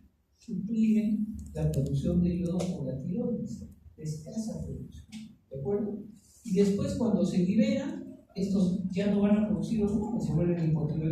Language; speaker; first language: Spanish; native; Spanish